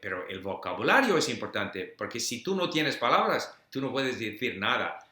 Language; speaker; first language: Spanish; non-native, fluent; English